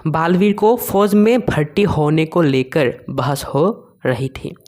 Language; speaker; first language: Hindi; non-native, local second language; Assamese